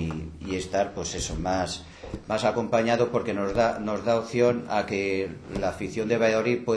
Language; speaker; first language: Spanish; native; Spanish